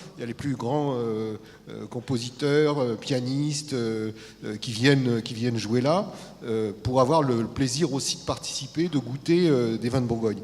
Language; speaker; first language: French; native; French